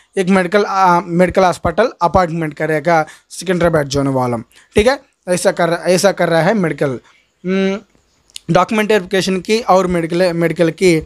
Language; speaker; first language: Hindi; non-native, local second language; Telugu